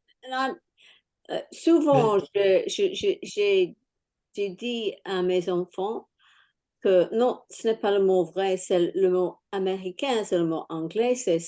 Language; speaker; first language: French; non-native, fluent; English